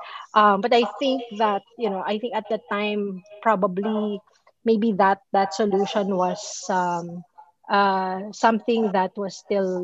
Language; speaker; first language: English; non-native, local second language; Filipino